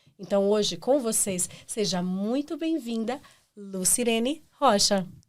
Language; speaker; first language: Portuguese; native; Portuguese